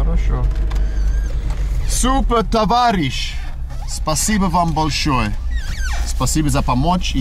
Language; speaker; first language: Russian; non-native, learner; English